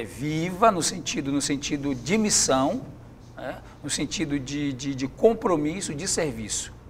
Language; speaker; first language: Portuguese; native; Portuguese